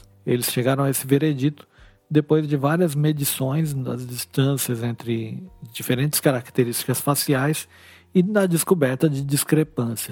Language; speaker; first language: Portuguese; native; Portuguese